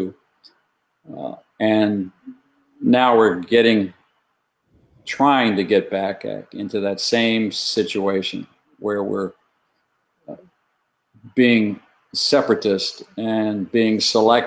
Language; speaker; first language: English; native; English